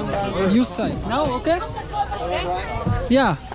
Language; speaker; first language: English; non-native, local second language; Hindi